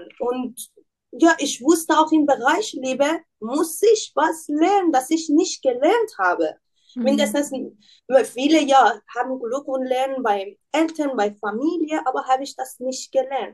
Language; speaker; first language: German; non-native, learner; Persian